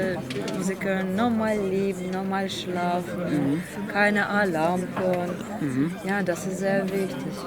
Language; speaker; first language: German; non-native, learner; Ukrainian